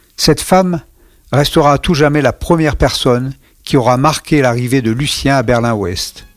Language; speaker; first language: French; native; French